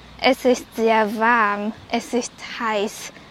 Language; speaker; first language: German; non-native, fluent; Japanese